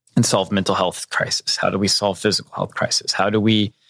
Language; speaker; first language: English; native; English